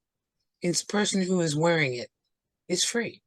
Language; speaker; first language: English; native; English